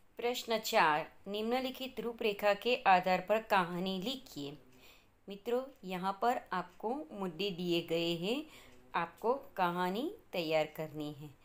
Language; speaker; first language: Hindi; non-native, local second language; Gujarati